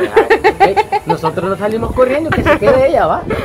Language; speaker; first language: Spanish; native; Spanish